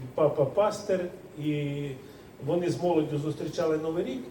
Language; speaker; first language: Ukrainian; native; Ukrainian